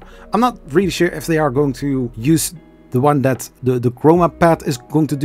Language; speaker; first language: English; non-native, fluent; Dutch